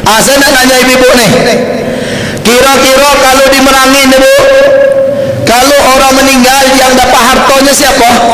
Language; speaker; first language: Malay; native; Malay